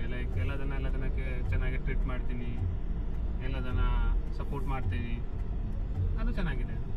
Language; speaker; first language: Kannada; non-native, learner; Odia